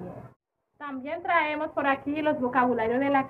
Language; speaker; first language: Spanish; non-native, fluent; Haitian Creole